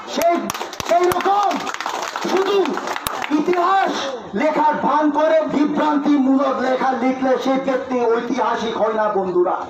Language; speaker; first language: Bangla; non-native, local second language; Chakma